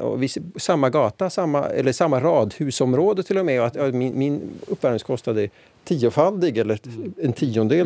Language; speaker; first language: Swedish; native; Swedish